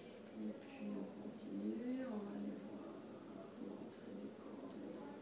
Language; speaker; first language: French; native; French